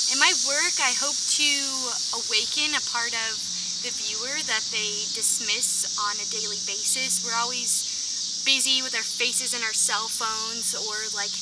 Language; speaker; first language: English; native; English